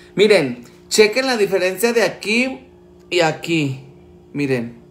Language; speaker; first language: Spanish; native; Spanish